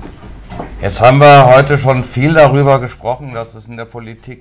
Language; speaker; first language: German; native; German